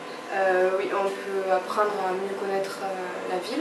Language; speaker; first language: French; native; French